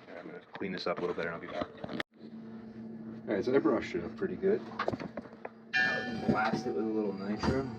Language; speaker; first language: English; native; English